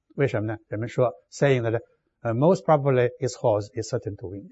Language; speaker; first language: English; non-native, fluent; Chinese